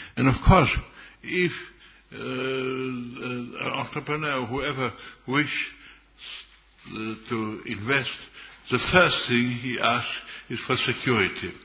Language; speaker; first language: English; non-native, fluent; German